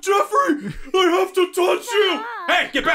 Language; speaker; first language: English; native; English